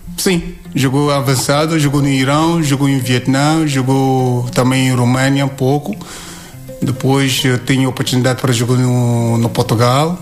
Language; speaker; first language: Portuguese; non-native, learner; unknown